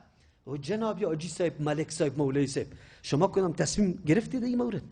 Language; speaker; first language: Persian; native; Persian